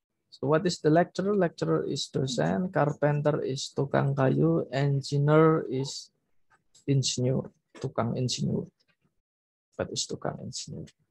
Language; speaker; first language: English; non-native, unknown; Indonesian